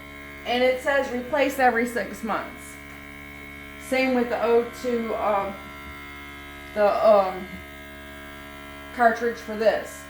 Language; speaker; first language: English; native; English